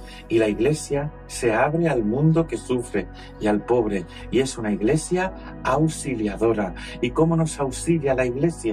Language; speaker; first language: Spanish; native; Spanish